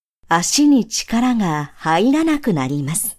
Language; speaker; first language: Japanese; native; Japanese